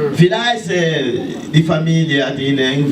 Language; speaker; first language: German; non-native, learner; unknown